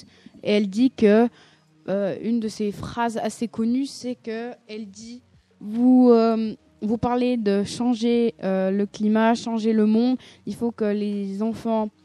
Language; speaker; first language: French; native; French